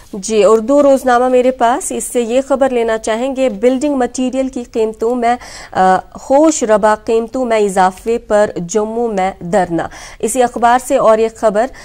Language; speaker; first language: Hindi; non-native, local second language; Kashmiri